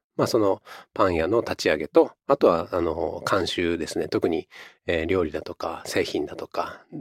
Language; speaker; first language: Japanese; native; Japanese